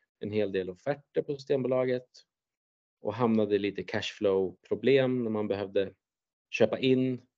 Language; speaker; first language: Swedish; native; Swedish